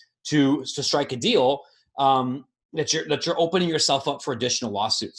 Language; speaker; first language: English; native; English